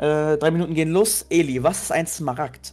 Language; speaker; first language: German; native; German